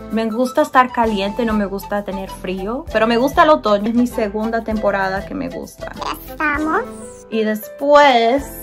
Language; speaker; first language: Spanish; early bilingual, heritage; Spanish